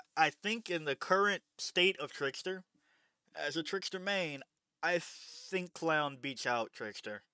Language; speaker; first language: English; native; English